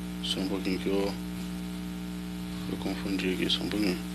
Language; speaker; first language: Portuguese; native; Portuguese